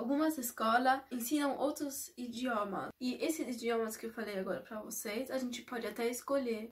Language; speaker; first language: Portuguese; early bilingual, heritage; Portuguese